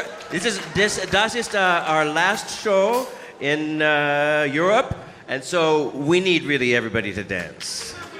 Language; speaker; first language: English; native; English